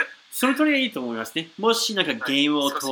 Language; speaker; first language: Japanese; non-native, fluent; English